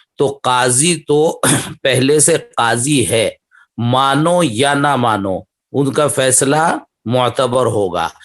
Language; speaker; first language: Urdu; native; Urdu